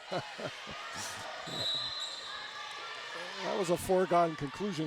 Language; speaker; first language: English; native; English